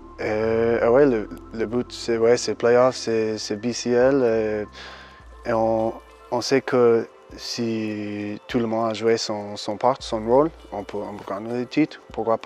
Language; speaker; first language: French; early bilingual, heritage; English